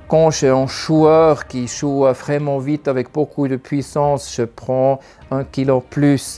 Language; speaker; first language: French; non-native, learner; German